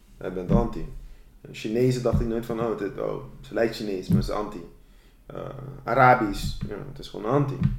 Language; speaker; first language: Dutch; non-native, local second language; Papiamento